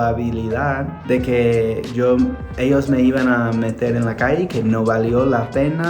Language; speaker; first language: Spanish; non-native, fluent; English